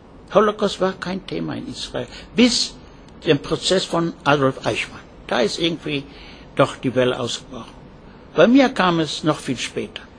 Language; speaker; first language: German; native; German